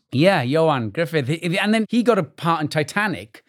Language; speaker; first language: English; native; English